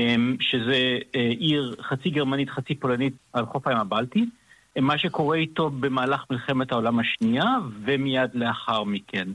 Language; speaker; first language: Hebrew; native; Hebrew